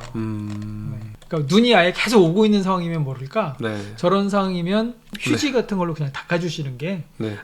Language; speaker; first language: Korean; native; Korean